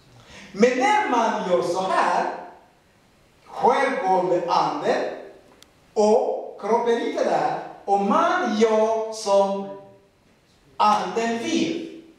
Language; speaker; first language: Swedish; non-native, learner; Rundi